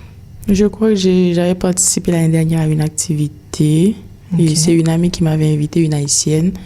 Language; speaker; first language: French; non-native, local second language; Haitian Creole